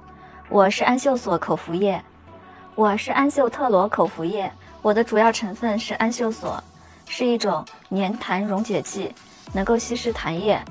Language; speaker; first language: Chinese; native; Chinese